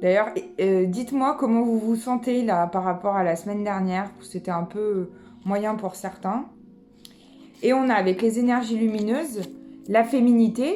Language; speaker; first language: French; native; French